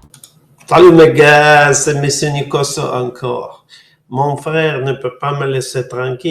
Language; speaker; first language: French; non-native, fluent; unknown